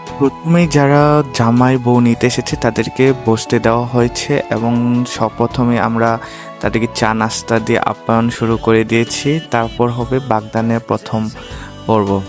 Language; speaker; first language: Bangla; non-native, local second language; Garo